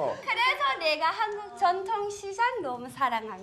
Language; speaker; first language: Korean; non-native, learner; English